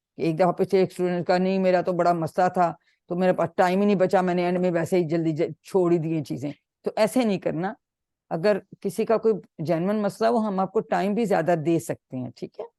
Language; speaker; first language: Urdu; native; Urdu